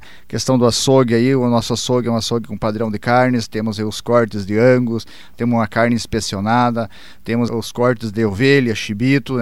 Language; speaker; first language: Portuguese; native; Portuguese